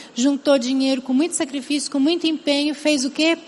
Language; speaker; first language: Portuguese; native; Portuguese